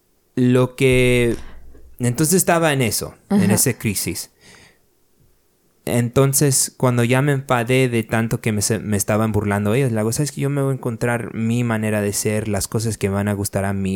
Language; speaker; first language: Spanish; early bilingual, other home language; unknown